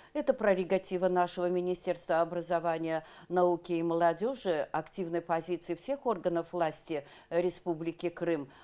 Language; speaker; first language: Russian; native; Russian